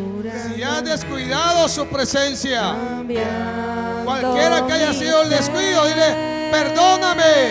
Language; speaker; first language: Spanish; native; Spanish